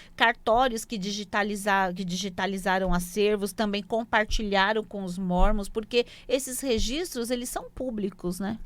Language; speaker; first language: Portuguese; native; Portuguese